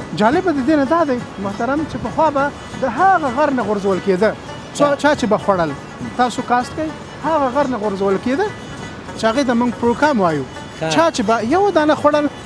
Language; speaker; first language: Pashto; non-native, local second language; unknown